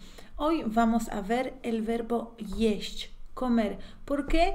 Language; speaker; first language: Spanish; non-native, fluent; Polish